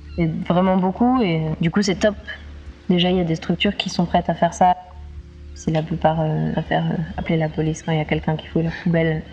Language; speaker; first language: French; native; French